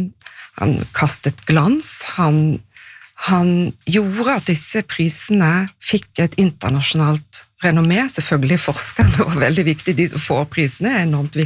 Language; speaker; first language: Norwegian; native; Norwegian